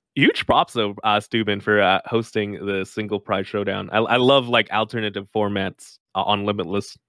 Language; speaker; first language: English; non-native, local second language; Filipino